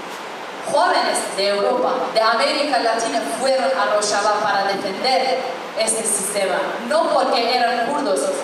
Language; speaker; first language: Spanish; non-native, fluent; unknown